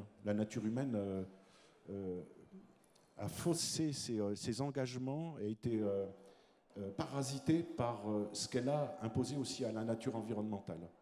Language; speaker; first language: French; native; French